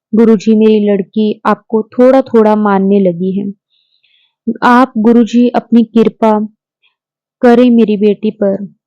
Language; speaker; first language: Hindi; native; Hindi